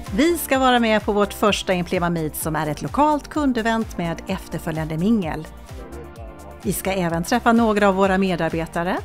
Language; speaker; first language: Swedish; native; Swedish